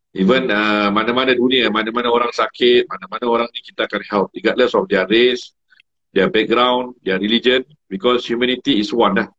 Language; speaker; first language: English; non-native, learner; Malay